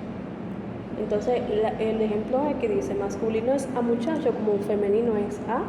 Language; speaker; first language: Spanish; native; Spanish